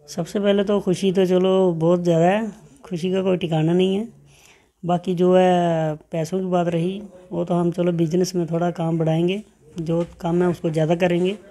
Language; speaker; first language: Hindi; native; Hindi